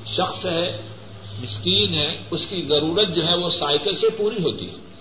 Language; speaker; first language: Urdu; non-native, local second language; Punjabi